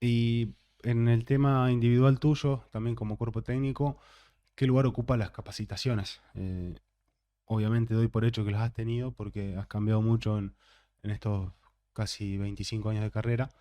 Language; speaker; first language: Spanish; native; Spanish